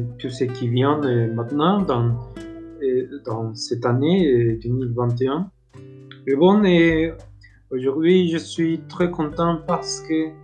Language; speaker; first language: French; non-native, learner; Spanish